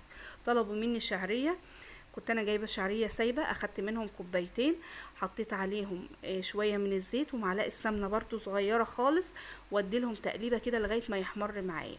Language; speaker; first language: Arabic; native; Arabic